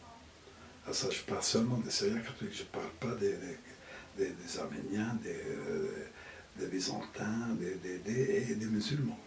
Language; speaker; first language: French; non-native, fluent; Arabic